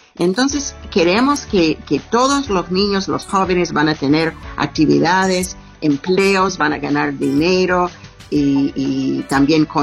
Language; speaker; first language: Spanish; non-native, learner; English